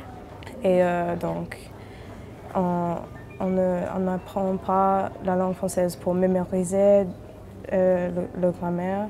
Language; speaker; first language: French; non-native, fluent; English